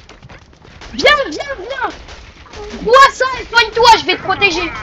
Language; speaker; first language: French; native; French